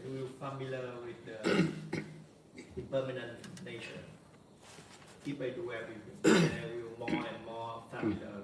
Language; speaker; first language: English; non-native, learner; Vietnamese